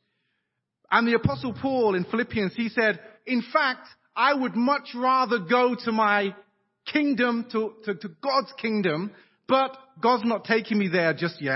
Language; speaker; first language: English; native; English